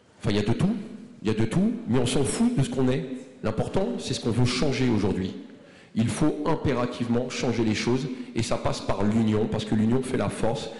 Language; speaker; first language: French; native; French